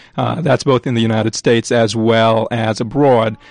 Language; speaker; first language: English; early bilingual, other home language; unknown